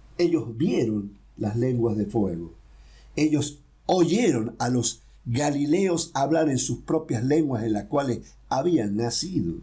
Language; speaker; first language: Spanish; native; Spanish